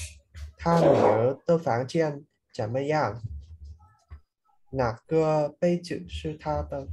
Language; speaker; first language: Chinese; non-native, learner; Vietnamese